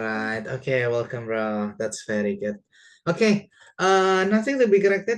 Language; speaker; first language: English; non-native, learner; Indonesian